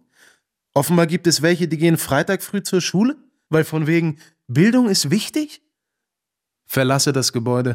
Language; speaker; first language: German; native; German